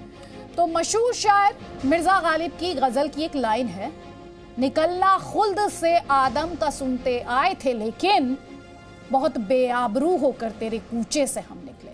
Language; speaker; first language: Hindi; native; Hindi